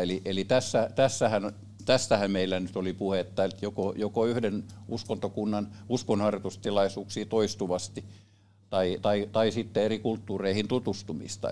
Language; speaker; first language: Finnish; native; Finnish